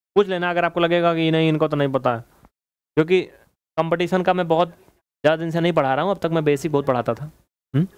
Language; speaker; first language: Hindi; native; Hindi